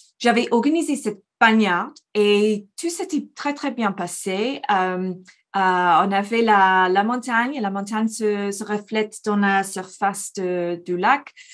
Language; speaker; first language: French; non-native, fluent; English